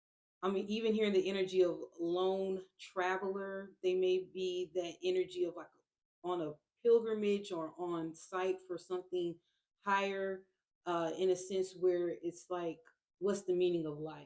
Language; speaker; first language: English; native; English